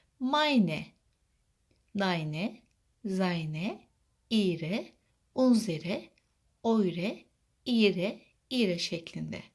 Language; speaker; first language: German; non-native, fluent; Turkish